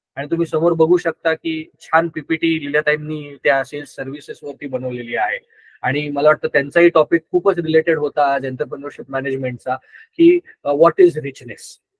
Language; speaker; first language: Marathi; non-native, local second language; Gujarati